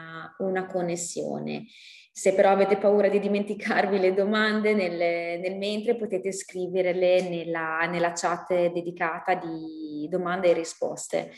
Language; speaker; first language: Italian; native; Italian